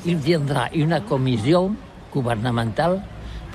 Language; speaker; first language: French; non-native, learner; Catalan